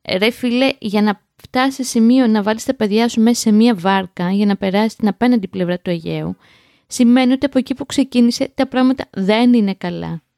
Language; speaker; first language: Greek; native; Greek